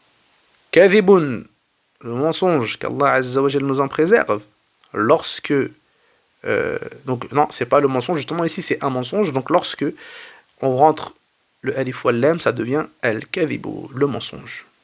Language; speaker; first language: French; native; French